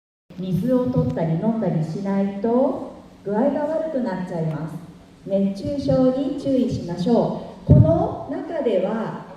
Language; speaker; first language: Japanese; native; Japanese